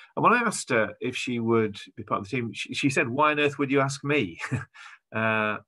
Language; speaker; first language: English; native; English